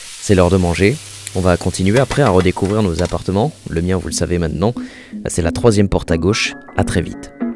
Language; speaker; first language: French; native; French